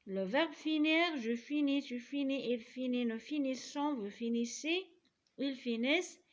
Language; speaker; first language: French; non-native, local second language; Arabic